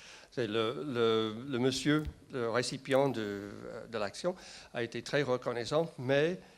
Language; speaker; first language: French; non-native, fluent; English